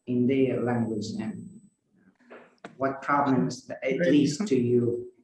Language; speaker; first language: English; non-native, fluent; Kazakh